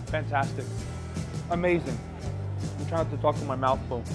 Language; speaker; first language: English; native; English